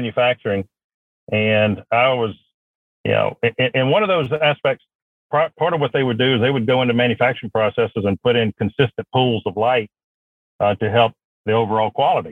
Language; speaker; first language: English; native; English